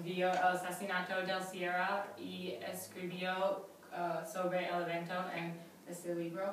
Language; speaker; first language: Spanish; non-native, learner; English